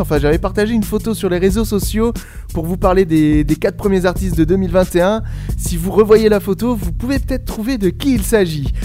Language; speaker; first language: French; native; French